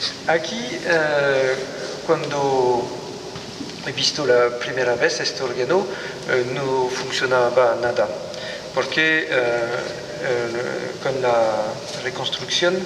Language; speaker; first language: Spanish; non-native, learner; French